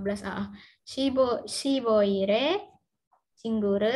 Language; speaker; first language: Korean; non-native, fluent; Indonesian